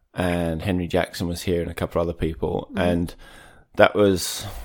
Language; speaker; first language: English; native; English